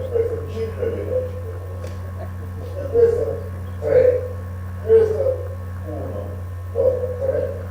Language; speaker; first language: Italian; non-native, learner; Russian